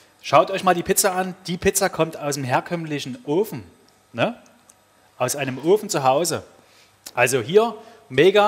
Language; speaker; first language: German; native; German